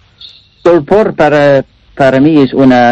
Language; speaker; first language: Spanish; non-native, learner; English